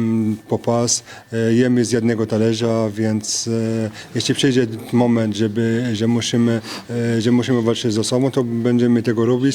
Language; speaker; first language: Polish; non-native, fluent; French